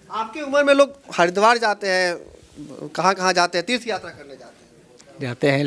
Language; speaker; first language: Hindi; native; Hindi